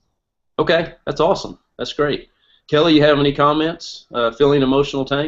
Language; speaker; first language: English; native; English